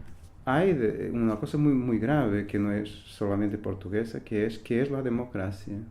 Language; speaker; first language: Spanish; non-native, fluent; Portuguese